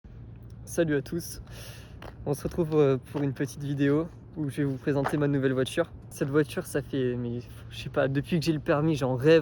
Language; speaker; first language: French; native; French